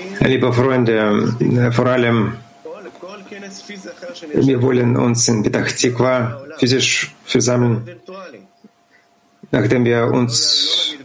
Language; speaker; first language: German; non-native, fluent; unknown